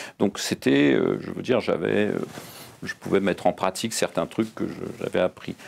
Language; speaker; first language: French; native; French